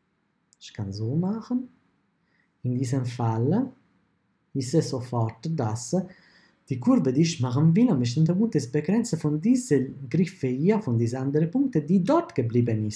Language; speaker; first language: German; non-native, fluent; Italian